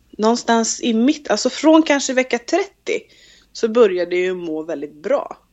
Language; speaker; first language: Swedish; native; Swedish